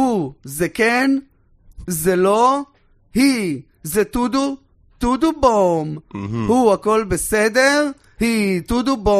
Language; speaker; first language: Hebrew; native; Hebrew